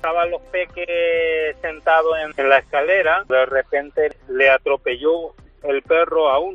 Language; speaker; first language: Spanish; native; Spanish